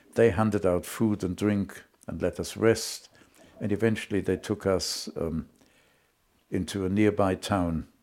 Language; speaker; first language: English; non-native, fluent; German